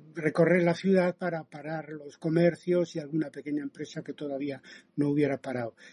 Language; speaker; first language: Spanish; native; Spanish